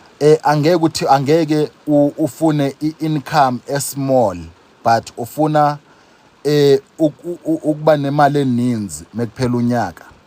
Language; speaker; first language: Zulu; non-native, local second language; Xhosa